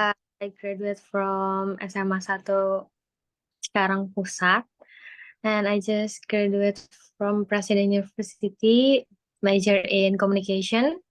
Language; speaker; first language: English; non-native, learner; Indonesian